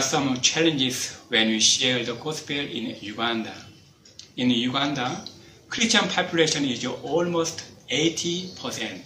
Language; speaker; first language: English; non-native, fluent; Korean